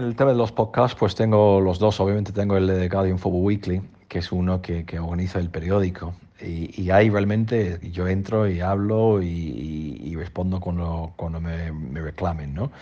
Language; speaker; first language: Spanish; non-native, fluent; English